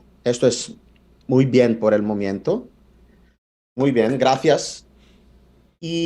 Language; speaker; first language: Spanish; non-native, fluent; Italian